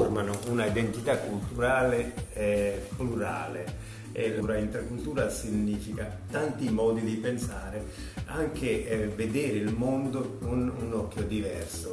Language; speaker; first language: Italian; non-native, fluent; Urdu